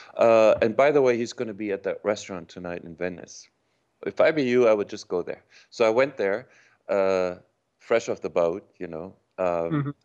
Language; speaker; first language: English; non-native, fluent; German